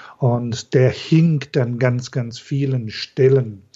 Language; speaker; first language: German; native; German